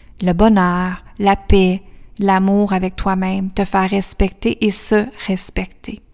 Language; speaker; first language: French; native; French